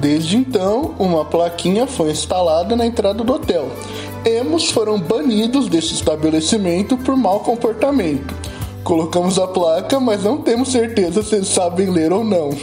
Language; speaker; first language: Portuguese; native; Portuguese